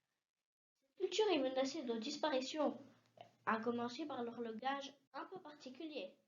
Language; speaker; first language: French; early bilingual, heritage; French